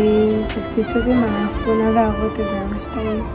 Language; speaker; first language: Hebrew; native; Hebrew